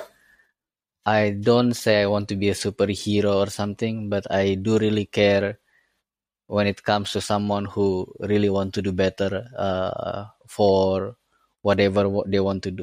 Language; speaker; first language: English; non-native, fluent; Indonesian